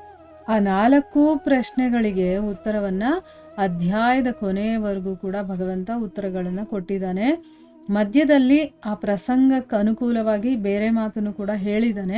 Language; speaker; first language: Kannada; native; Kannada